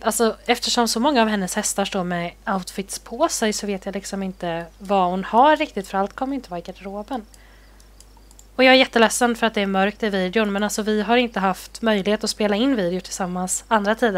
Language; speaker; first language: Swedish; native; Swedish